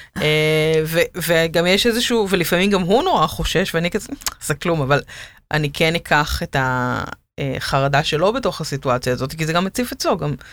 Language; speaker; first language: Hebrew; native; Hebrew